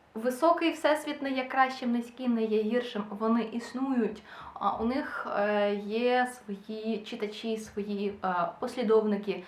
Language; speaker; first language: Ukrainian; non-native, local second language; Russian